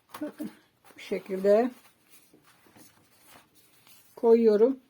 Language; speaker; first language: Turkish; native; Turkish